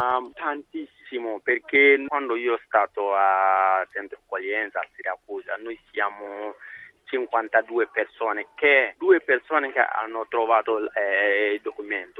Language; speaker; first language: Italian; non-native, learner; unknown